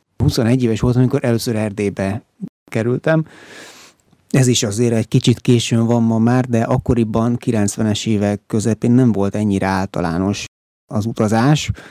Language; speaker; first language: Hungarian; native; Hungarian